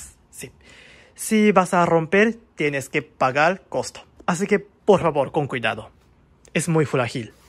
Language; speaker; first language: Spanish; non-native, learner; Japanese